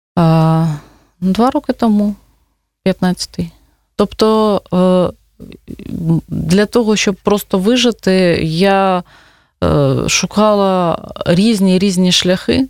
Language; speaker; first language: Ukrainian; non-native, local second language; Russian